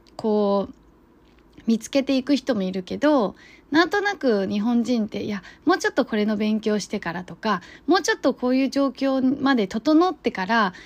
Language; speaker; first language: Japanese; non-native, fluent; Chinese